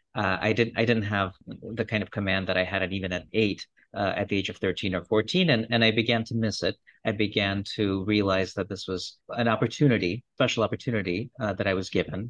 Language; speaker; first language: English; early bilingual, other home language; Russian